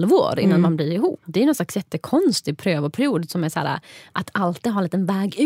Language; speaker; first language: Swedish; native; Swedish